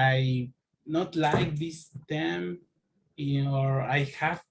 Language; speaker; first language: English; non-native, learner; Spanish